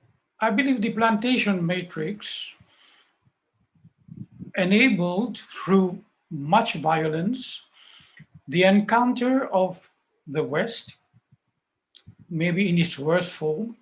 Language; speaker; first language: English; non-native, fluent; French